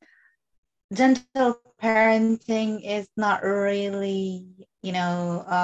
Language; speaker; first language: English; non-native, local second language; Iloko